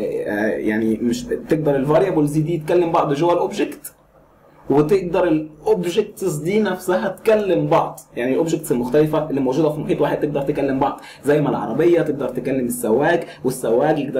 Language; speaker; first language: Arabic; native; Arabic